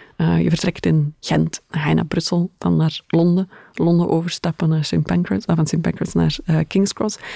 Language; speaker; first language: Dutch; native; Dutch